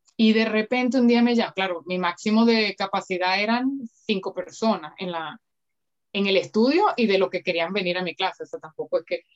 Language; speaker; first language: Spanish; native; Spanish